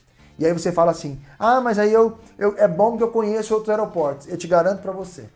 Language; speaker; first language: Portuguese; native; Portuguese